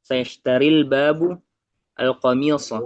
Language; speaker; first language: Arabic; non-native, learner; Indonesian